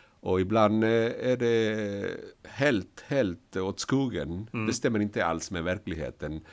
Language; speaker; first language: Swedish; non-native, fluent; Spanish